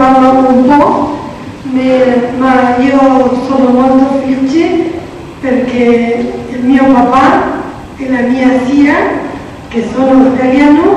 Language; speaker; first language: Italian; non-native, learner; Spanish